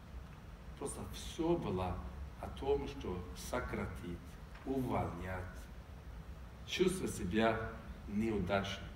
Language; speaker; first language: Russian; non-native, fluent; Swedish